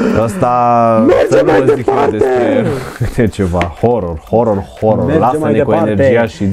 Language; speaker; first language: Romanian; native; Romanian